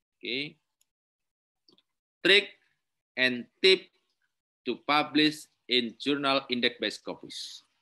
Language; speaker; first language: English; non-native, learner; Indonesian